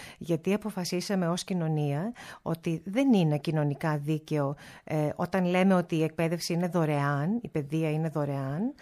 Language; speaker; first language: Greek; early bilingual, heritage; Greek